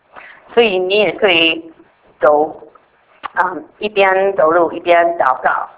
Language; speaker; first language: Chinese; non-native, fluent; English